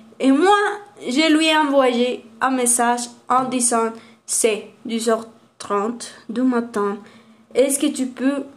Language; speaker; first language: French; non-native, learner; Spanish